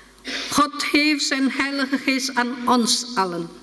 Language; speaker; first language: Dutch; non-native, fluent; Indonesian